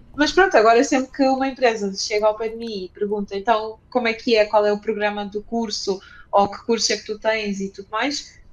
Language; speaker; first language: Portuguese; early bilingual, other home language; Ukrainian